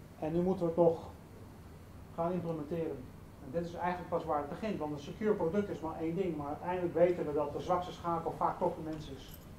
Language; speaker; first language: Dutch; native; Dutch